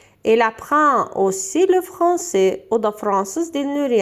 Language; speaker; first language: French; non-native, fluent; Azerbaijani